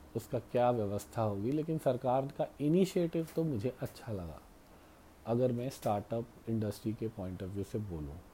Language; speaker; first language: Hindi; native; Hindi